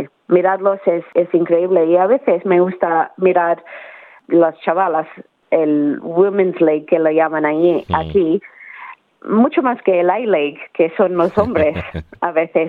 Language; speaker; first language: Spanish; early bilingual, heritage; Spanish